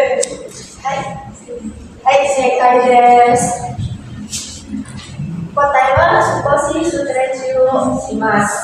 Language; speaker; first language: Japanese; non-native, learner; Indonesian